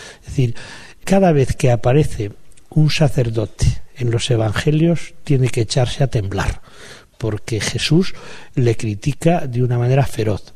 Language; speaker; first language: Spanish; native; Spanish